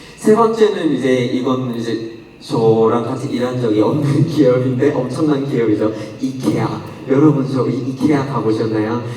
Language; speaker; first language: Korean; non-native, fluent; English